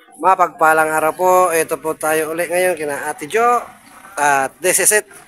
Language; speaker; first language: Filipino; native; Filipino